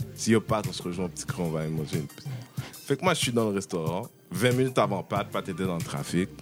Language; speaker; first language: French; early bilingual, heritage; French